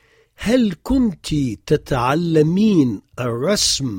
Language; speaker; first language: Arabic; non-native, fluent; French